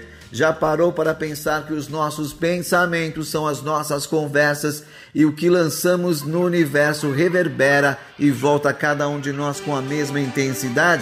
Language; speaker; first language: Portuguese; native; Portuguese